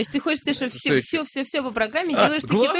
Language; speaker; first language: Russian; native; Russian